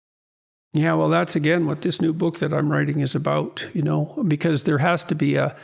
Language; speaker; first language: English; native; English